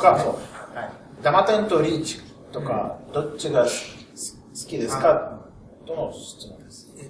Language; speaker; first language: Japanese; non-native, learner; Russian